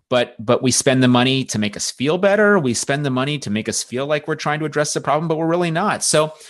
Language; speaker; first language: English; native; English